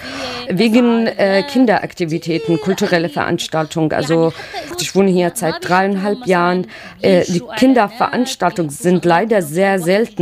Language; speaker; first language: German; non-native, learner; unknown